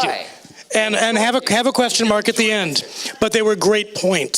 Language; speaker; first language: English; native; English